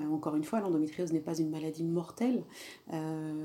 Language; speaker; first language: French; native; French